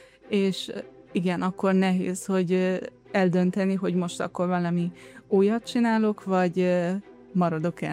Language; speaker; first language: Hungarian; early bilingual, heritage; Hungarian